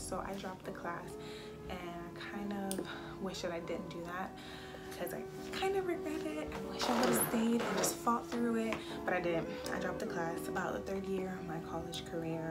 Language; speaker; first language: English; native; English